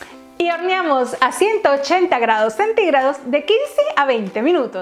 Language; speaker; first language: Spanish; native; Spanish